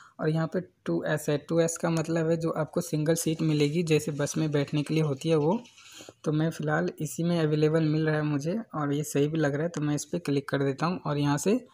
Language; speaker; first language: Hindi; native; Hindi